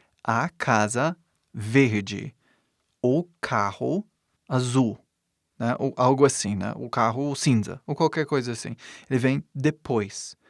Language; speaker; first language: Portuguese; non-native, fluent; English